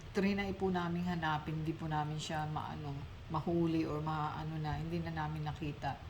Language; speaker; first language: Filipino; native; Filipino